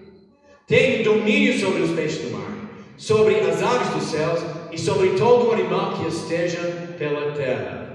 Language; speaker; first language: Portuguese; non-native, fluent; English